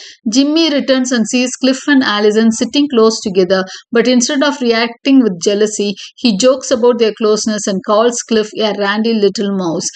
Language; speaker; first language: English; non-native, local second language; Tamil